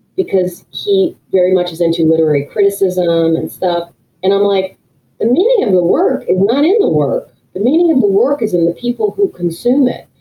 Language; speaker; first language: English; native; English